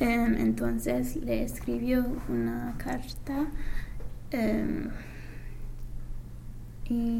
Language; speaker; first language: Spanish; non-native, learner; English